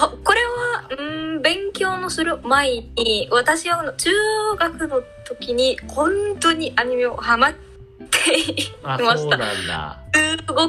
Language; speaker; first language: Japanese; non-native, learner; Arabic